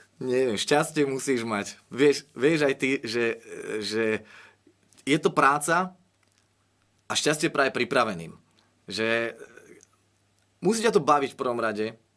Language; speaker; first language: Slovak; native; Slovak